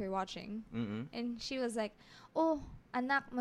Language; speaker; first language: English; non-native, local second language; Filipino